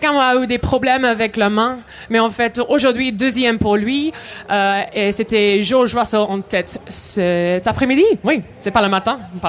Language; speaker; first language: French; non-native, fluent; English